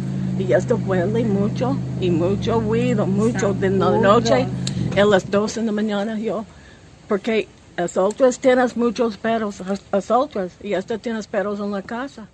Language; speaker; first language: Spanish; non-native, learner; English